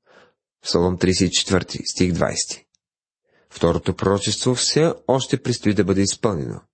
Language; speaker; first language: Bulgarian; native; Bulgarian